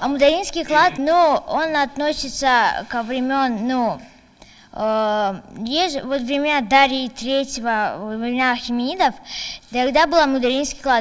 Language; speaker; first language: Russian; non-native, local second language; Tajik